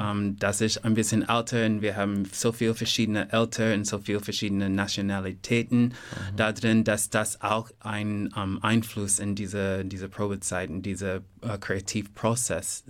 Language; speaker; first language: German; non-native, learner; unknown